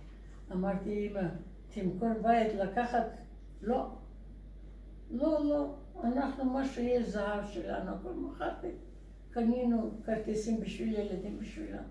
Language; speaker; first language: Hebrew; non-native, learner; Russian